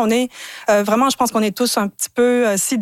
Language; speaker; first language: French; native; French